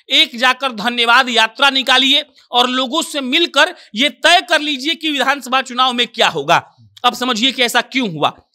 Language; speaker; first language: Hindi; native; Hindi